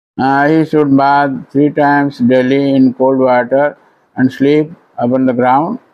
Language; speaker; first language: English; non-native, local second language; Odia